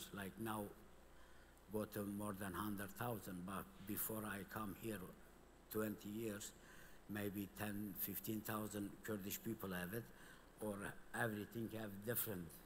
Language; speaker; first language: English; non-native, learner; Kurdish